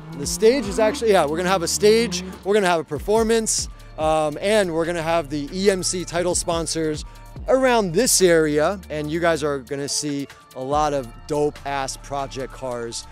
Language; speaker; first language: English; early bilingual, other home language; Chinese